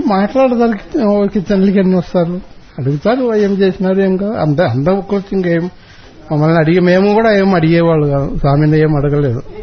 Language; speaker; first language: Telugu; non-native, fluent; Malayalam